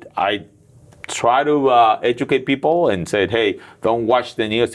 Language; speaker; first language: English; non-native, fluent; Spanish